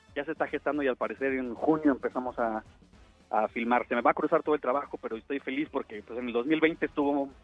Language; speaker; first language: Spanish; native; Spanish